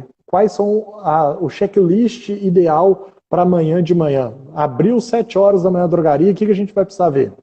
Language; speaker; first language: Portuguese; native; Portuguese